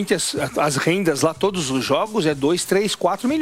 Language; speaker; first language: Portuguese; native; Portuguese